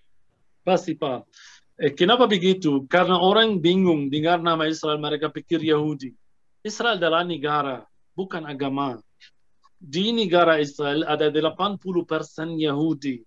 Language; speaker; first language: Indonesian; non-native, fluent; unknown